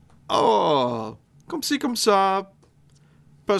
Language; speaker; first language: French; non-native, learner; English